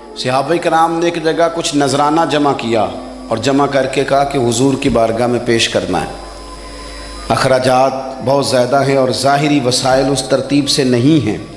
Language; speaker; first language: Urdu; non-native, local second language; Punjabi